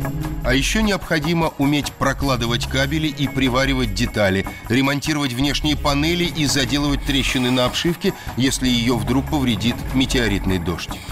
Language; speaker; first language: Russian; native; Russian